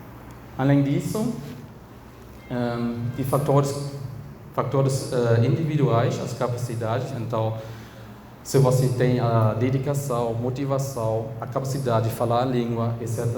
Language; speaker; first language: Portuguese; non-native, fluent; German